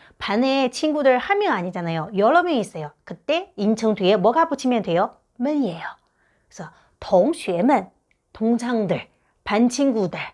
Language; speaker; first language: Korean; non-native, fluent; Chinese